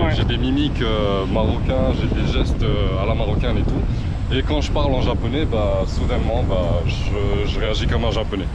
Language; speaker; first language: French; non-native, local second language; Arabic